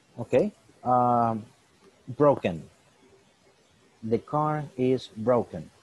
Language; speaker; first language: English; non-native, fluent; Spanish